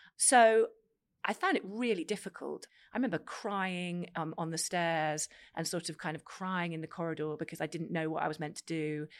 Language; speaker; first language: English; native; English